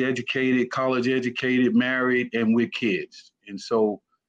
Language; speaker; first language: English; native; English